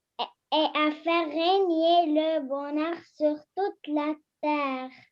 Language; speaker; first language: French; non-native, learner; Arabic